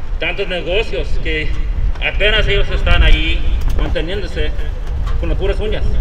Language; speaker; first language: Spanish; early bilingual, heritage; Spanish